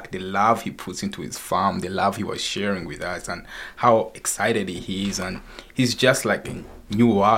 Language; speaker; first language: English; non-native, fluent; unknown